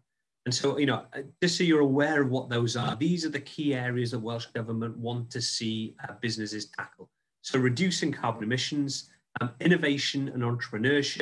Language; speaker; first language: English; native; English